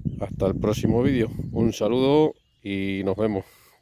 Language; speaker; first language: Spanish; native; Spanish